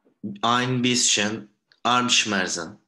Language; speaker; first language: German; non-native, learner; Turkish